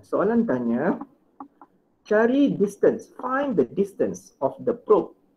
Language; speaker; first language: English; non-native, local second language; Malay